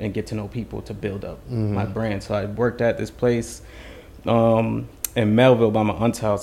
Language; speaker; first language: English; native; English